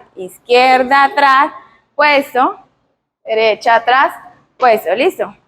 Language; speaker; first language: Spanish; native; Spanish